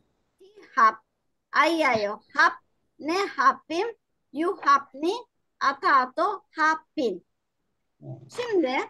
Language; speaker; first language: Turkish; non-native, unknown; Albanian